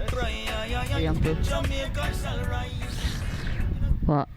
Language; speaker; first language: French; non-native, learner; Italian